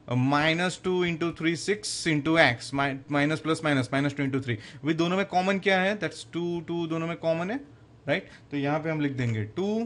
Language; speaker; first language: Hindi; non-native, local second language; Gujarati